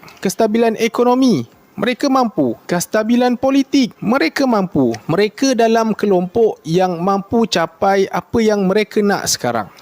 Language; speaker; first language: Malay; native; Malay